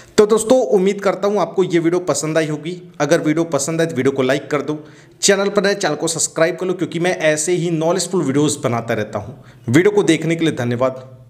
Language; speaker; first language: Hindi; native; Hindi